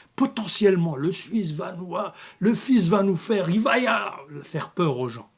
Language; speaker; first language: French; non-native, local second language; Arabic